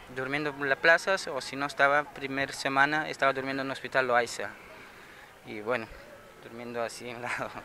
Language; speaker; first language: Spanish; non-native, fluent; Slovenian